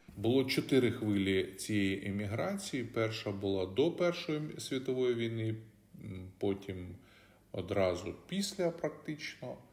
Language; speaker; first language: Ukrainian; native; Ukrainian